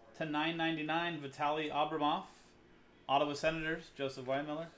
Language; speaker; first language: English; native; English